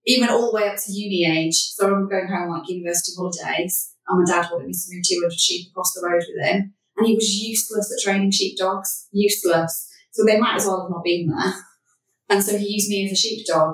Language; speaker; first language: English; native; English